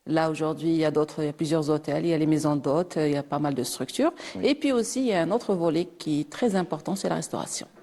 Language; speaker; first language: French; non-native, local second language; Arabic